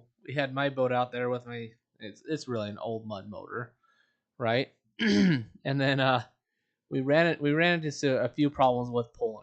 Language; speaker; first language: English; native; English